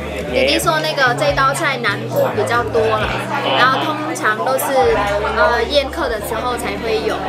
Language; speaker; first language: Chinese; non-native, fluent; Vietnamese